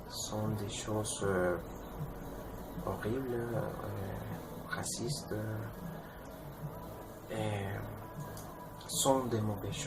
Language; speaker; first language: French; non-native, learner; Spanish